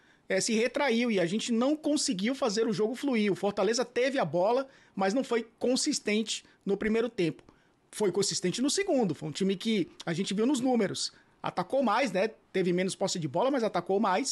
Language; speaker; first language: Portuguese; native; Portuguese